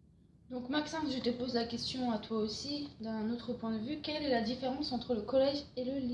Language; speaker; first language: French; native; French